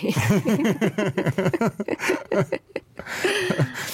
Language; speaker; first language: French; non-native, fluent; Bulgarian